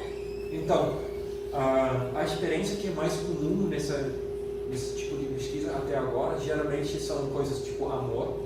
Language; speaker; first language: Portuguese; non-native, fluent; German